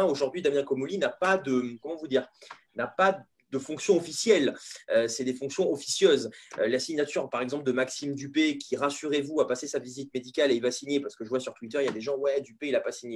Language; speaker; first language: French; native; French